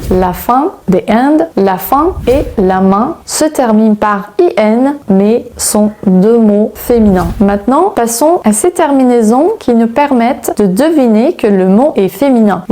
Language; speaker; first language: French; non-native, fluent; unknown